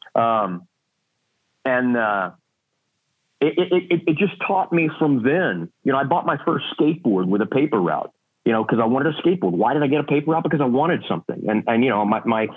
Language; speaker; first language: English; native; English